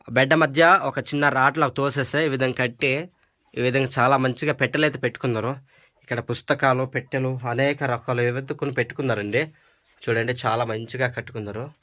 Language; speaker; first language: Telugu; non-native, local second language; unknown